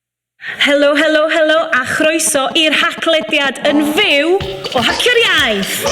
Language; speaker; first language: Welsh; native; Welsh